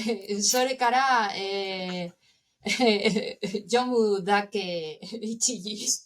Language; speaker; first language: Japanese; non-native, learner; Spanish